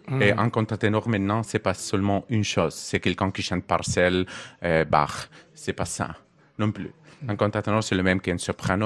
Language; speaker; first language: French; non-native, learner; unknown